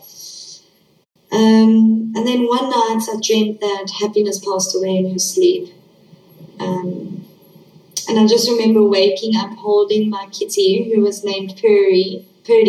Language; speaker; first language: English; native; English